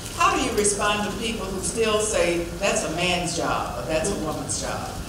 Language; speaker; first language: English; native; English